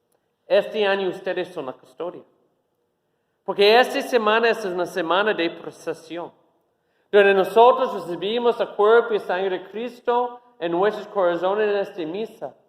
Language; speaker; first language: Spanish; non-native, fluent; English